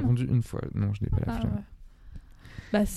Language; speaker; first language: French; native; French